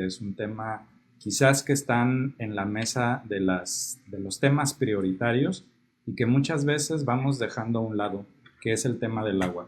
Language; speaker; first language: Spanish; native; Spanish